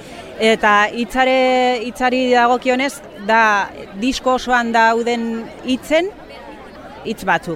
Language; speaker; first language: Basque; non-native, local second language; Spanish